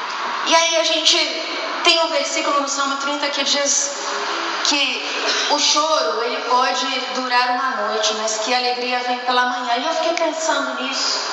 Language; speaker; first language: Portuguese; native; Portuguese